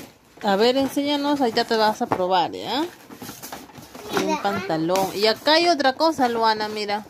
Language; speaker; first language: Spanish; native; Spanish